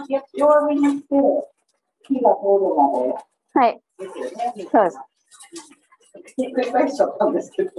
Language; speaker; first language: Japanese; non-native, learner; Vietnamese